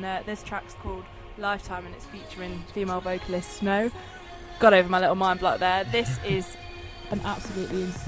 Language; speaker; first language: English; native; English